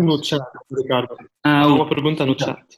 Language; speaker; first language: Portuguese; non-native, fluent; Arabic